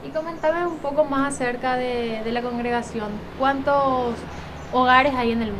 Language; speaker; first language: Spanish; native; Spanish